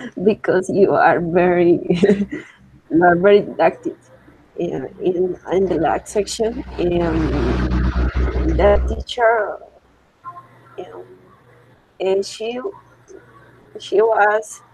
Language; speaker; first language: English; non-native, learner; Spanish